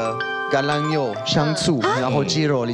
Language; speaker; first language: Chinese; non-native, fluent; French